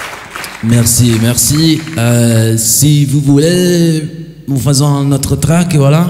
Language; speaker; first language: French; non-native, learner; Italian